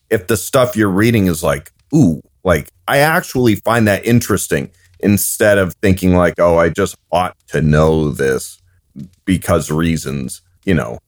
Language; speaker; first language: English; native; English